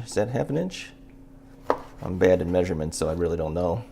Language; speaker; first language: English; native; English